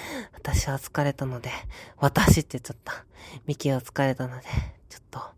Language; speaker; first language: Japanese; native; Japanese